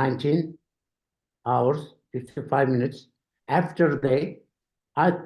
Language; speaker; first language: English; non-native, learner; Turkish